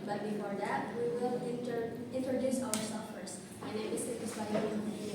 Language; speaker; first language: English; non-native, local second language; Indonesian